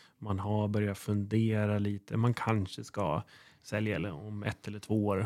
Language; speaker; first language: Swedish; native; Swedish